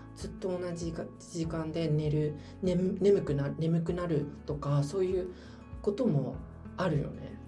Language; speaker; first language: Japanese; non-native, fluent; Chinese